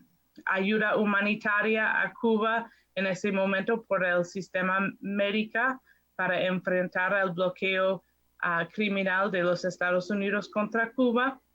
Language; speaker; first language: Spanish; non-native, fluent; English